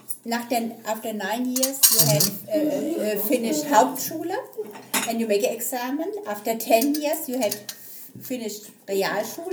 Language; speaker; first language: English; non-native, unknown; German